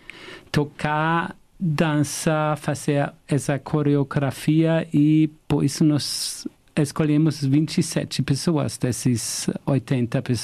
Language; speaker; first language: Portuguese; non-native, fluent; German